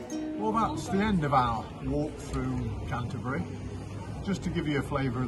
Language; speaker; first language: English; native; English